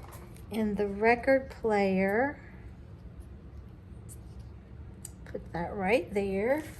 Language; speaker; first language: English; native; English